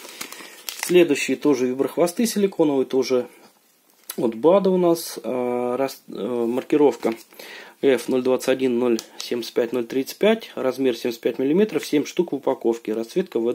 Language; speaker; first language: Russian; native; Russian